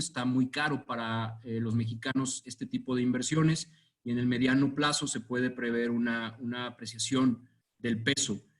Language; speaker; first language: Spanish; native; Spanish